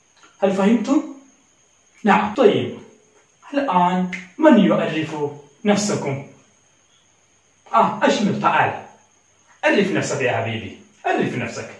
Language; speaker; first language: Arabic; non-native, learner; Malayalam